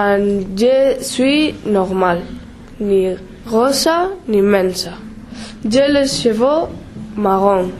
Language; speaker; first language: French; non-native, learner; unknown